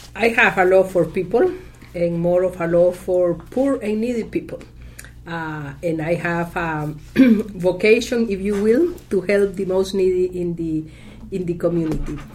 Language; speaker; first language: English; non-native, fluent; Spanish